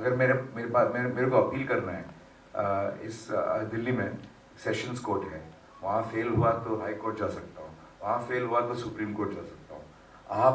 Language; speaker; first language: Hindi; non-native, local second language; Tamil